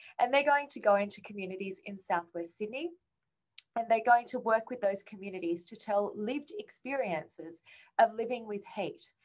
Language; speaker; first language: English; native; English